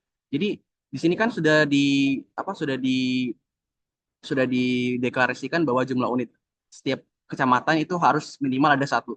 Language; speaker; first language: Indonesian; native; Indonesian